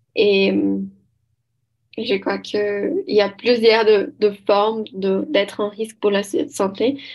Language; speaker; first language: French; non-native, learner; Portuguese